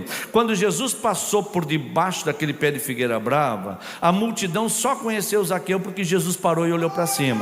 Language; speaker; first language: Portuguese; native; Portuguese